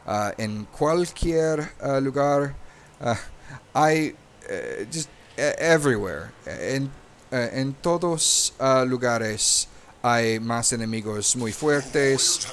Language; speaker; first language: Spanish; non-native, learner; English